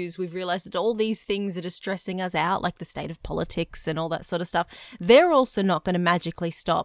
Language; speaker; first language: English; native; English